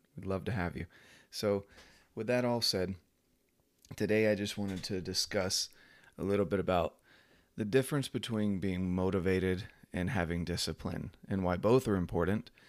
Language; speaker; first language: English; native; English